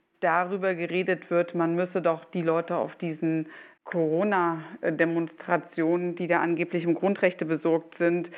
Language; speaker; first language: German; native; German